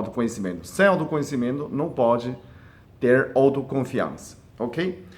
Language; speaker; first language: Portuguese; non-native, fluent; Chinese